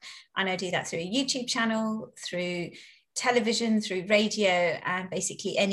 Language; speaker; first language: English; native; English